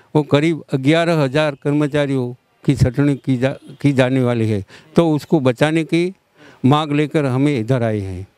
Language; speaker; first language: Hindi; non-native, local second language; Gujarati